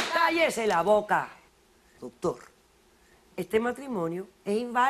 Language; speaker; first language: Spanish; native; Spanish